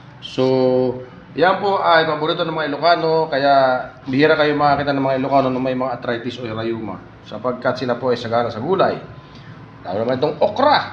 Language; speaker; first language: Filipino; non-native, local second language; Waray